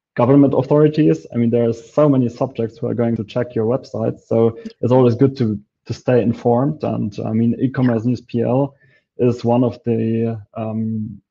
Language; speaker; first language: English; non-native, fluent; Polish